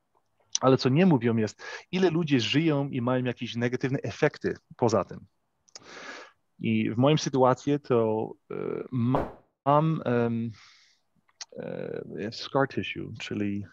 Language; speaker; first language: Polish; early bilingual, heritage; English